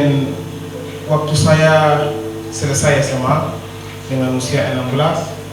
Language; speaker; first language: Indonesian; non-native, learner; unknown